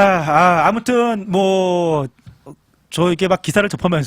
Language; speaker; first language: Korean; native; Korean